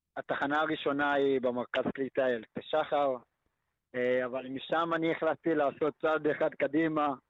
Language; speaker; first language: Hebrew; early bilingual, other home language; Amharic